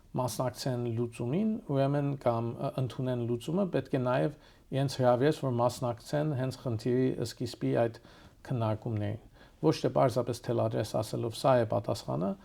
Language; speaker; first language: Armenian; early bilingual, heritage; Armenian